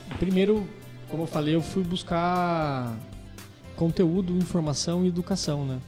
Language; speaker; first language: Portuguese; native; Portuguese